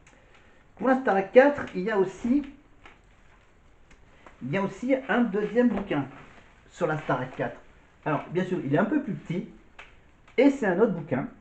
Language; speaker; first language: French; native; French